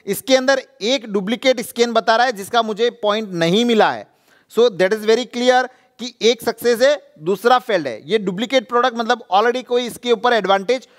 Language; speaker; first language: Hindi; non-native, local second language; Gujarati